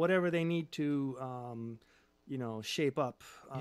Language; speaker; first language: English; native; English